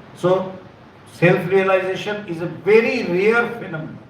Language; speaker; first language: English; non-native, local second language; Bangla